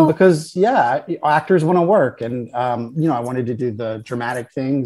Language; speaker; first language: English; native; English